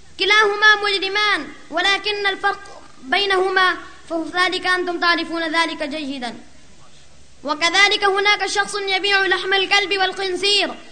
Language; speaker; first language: Arabic; non-native, fluent; Urdu